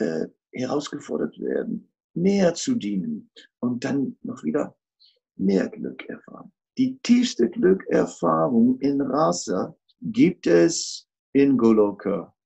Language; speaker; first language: German; non-native, fluent; Dutch